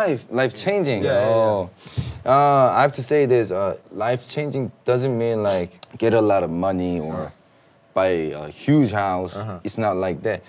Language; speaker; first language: English; early bilingual, other home language; Korean